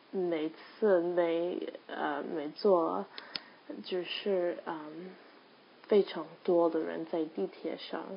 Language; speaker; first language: Chinese; non-native, learner; English